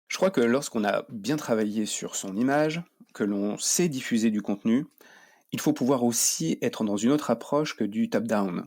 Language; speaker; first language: French; native; French